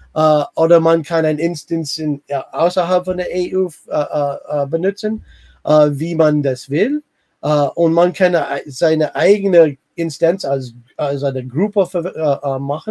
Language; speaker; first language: German; non-native, learner; English